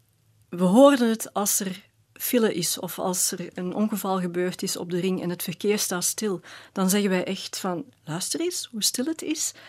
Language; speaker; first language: Dutch; native; Dutch